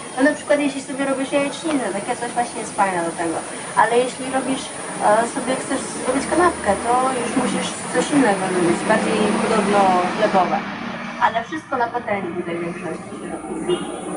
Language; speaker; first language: Polish; non-native, fluent; Russian